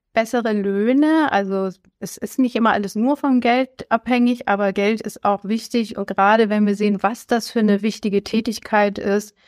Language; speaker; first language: German; native; German